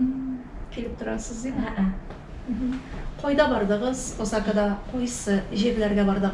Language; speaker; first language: Turkish; non-native, learner; Tatar